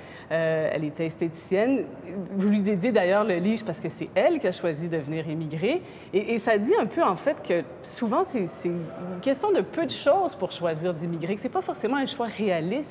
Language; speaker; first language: French; native; French